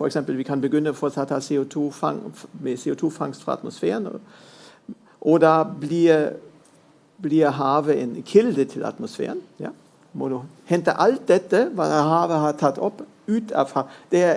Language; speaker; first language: Norwegian; non-native, fluent; German